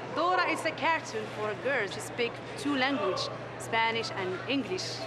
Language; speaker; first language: English; native; English